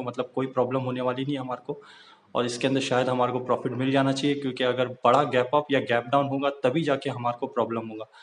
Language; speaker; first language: Hindi; native; Hindi